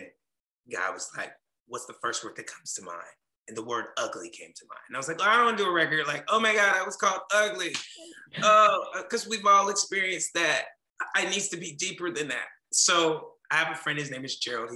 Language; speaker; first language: English; native; English